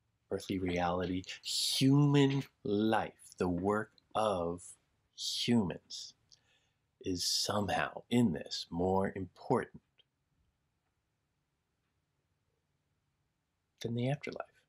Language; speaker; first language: English; native; English